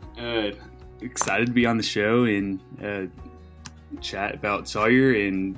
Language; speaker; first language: English; native; English